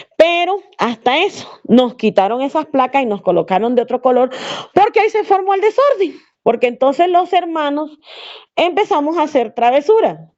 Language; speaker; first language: Spanish; native; Spanish